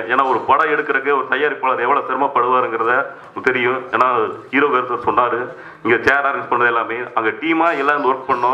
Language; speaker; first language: Tamil; native; Tamil